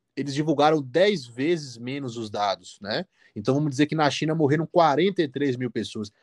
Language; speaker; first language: Portuguese; native; Portuguese